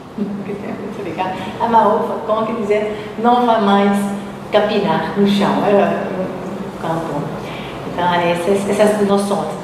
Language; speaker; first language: Portuguese; non-native, fluent; Spanish